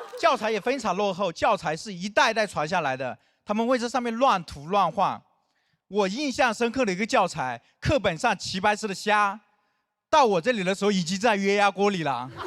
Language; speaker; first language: Chinese; non-native, local second language; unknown